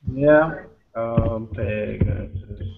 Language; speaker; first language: English; non-native, learner; Turkish